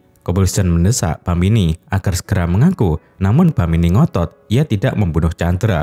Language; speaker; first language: Indonesian; native; Indonesian